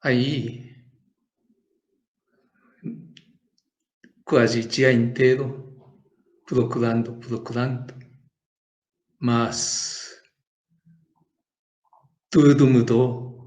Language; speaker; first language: Portuguese; non-native, learner; Japanese